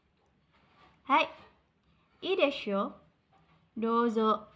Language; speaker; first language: Japanese; non-native, learner; Indonesian